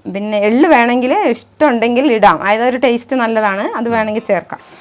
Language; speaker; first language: Malayalam; non-native, local second language; Kannada